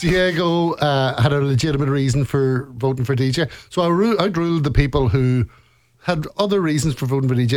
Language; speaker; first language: English; native; English